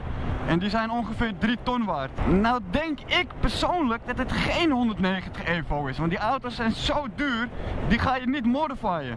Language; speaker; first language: Dutch; native; Dutch